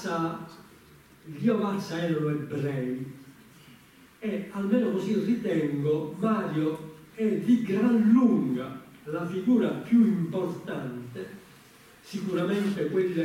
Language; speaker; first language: Italian; native; Italian